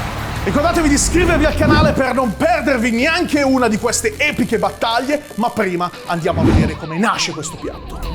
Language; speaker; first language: Italian; native; Italian